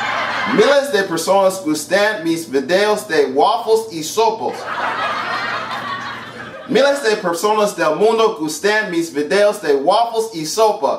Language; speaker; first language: Spanish; non-native, learner; English